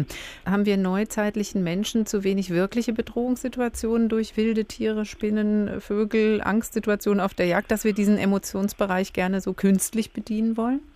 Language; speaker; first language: German; native; German